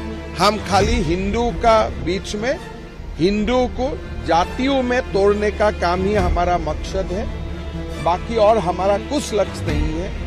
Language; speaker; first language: Hindi; non-native, local second language; Assamese